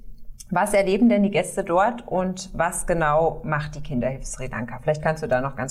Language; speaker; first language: German; native; German